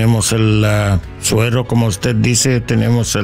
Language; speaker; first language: Spanish; non-native, learner; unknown